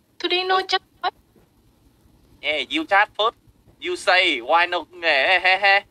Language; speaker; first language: English; non-native, learner; Vietnamese